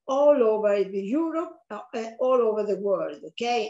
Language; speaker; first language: English; non-native, fluent; Italian